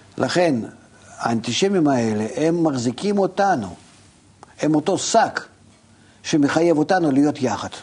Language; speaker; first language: Hebrew; non-native, fluent; Russian